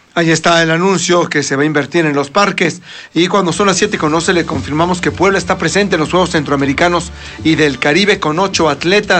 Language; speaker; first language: Spanish; native; Spanish